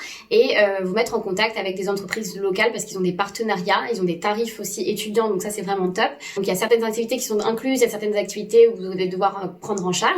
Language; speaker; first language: French; native; French